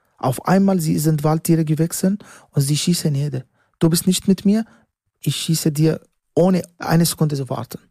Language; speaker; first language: German; non-native, learner; Arabic